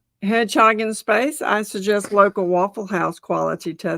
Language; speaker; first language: English; native; English